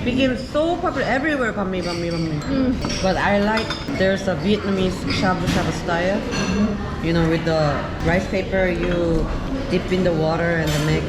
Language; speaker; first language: English; non-native, fluent; Korean